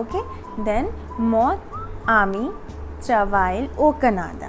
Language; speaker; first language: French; non-native, fluent; Hindi